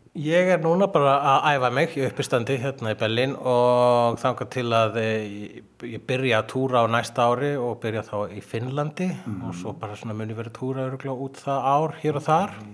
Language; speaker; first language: Icelandic; native; Icelandic